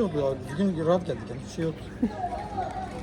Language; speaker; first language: Turkish; native; Turkish